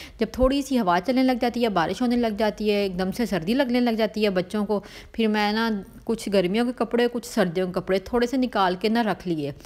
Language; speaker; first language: Urdu; non-native, local second language; Punjabi